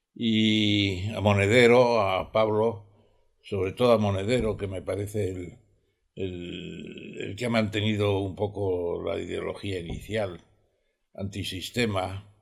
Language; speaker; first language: Spanish; native; Spanish